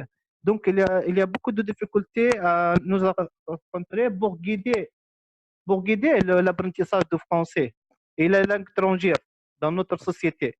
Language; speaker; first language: French; non-native, local second language; Arabic